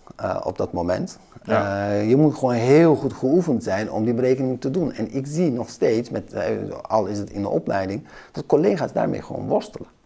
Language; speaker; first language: Dutch; early bilingual, other home language; Kurdish